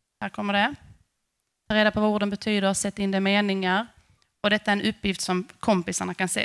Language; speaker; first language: Swedish; native; Swedish